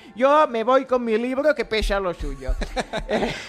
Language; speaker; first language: Spanish; non-native, fluent; English